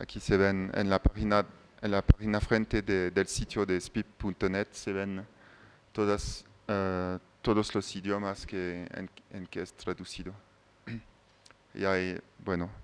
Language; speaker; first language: Spanish; non-native, fluent; French